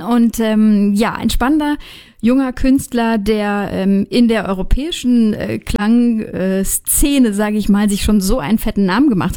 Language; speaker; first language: German; native; German